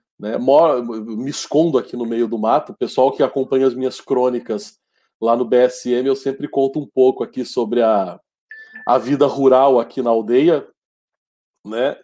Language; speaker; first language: Portuguese; native; Portuguese